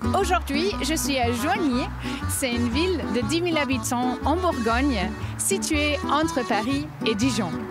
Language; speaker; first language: French; non-native, fluent; German